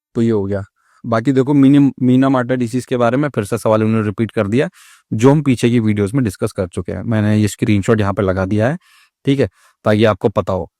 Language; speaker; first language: Hindi; native; Hindi